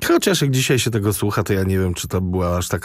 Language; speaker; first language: Polish; native; Polish